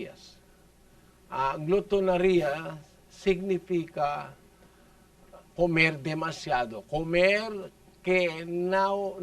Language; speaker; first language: Spanish; non-native, learner; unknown